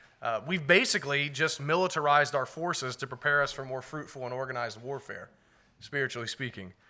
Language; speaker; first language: English; native; English